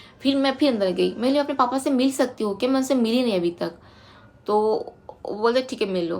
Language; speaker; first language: Hindi; non-native, local second language; Bangla